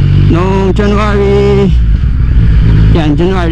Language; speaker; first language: English; non-native, local second language; Filipino